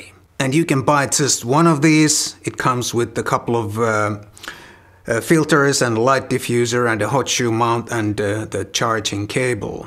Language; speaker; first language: English; non-native, fluent; Finnish